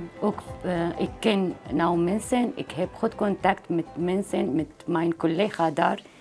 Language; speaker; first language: Dutch; non-native, learner; Arabic